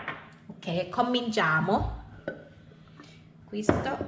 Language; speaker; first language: Italian; non-native, learner; Thai